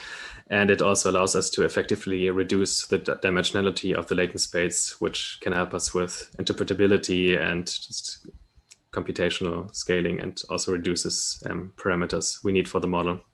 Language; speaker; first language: English; non-native, fluent; German